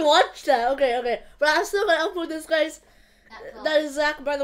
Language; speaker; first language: English; native; English